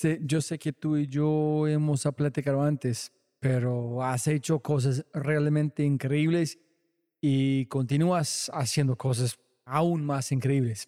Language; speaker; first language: Spanish; non-native, fluent; English